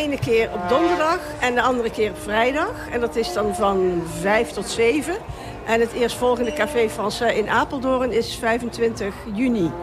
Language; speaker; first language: Dutch; native; Dutch